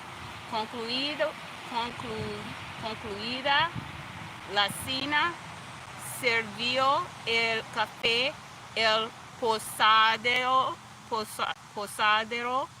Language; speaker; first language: Spanish; non-native, learner; English